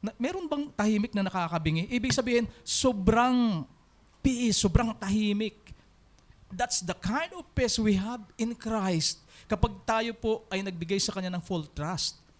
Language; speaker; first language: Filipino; non-native, local second language; Hiligaynon